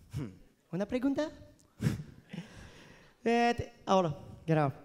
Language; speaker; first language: Spanish; non-native, learner; French